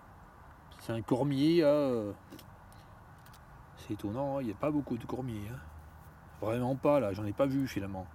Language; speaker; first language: French; native; French